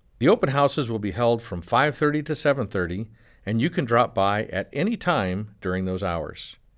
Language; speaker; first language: English; native; English